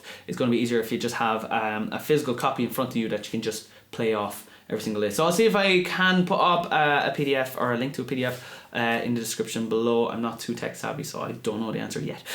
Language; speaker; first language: English; native; English